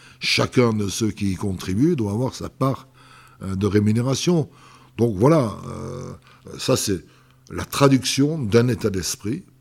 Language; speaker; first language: French; native; French